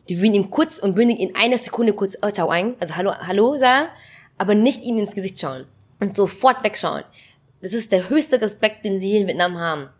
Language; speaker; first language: German; early bilingual, other home language; Vietnamese